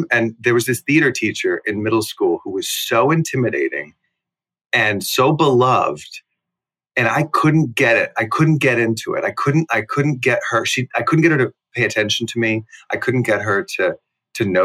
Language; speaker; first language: English; native; English